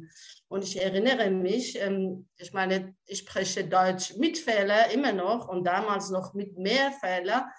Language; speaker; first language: German; non-native, fluent; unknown